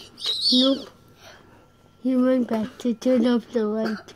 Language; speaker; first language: English; native; English